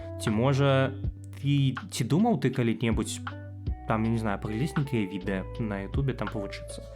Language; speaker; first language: Belarusian; non-native, local second language; Russian